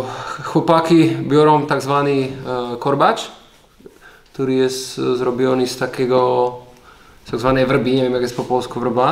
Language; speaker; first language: Polish; non-native, learner; Slovak